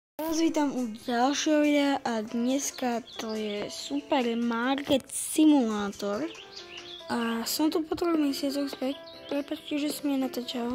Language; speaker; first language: Slovak; native; Slovak